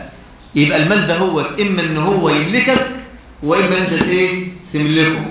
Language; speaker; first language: Arabic; native; Arabic